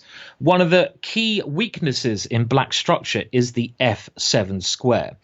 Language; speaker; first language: English; native; English